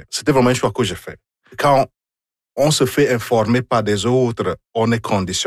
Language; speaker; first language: French; non-native, fluent; Igbo